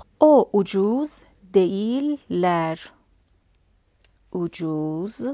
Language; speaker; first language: Turkish; non-native, fluent; Persian